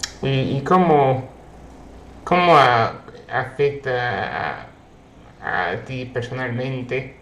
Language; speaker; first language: Spanish; non-native, fluent; English